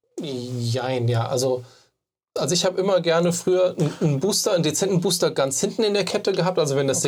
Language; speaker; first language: German; native; German